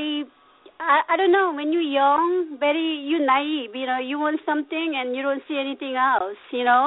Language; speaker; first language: English; non-native, learner; Korean